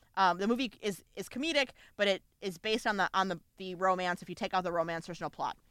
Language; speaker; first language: English; native; English